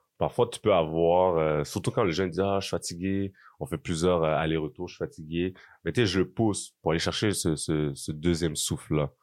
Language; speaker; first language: French; native; French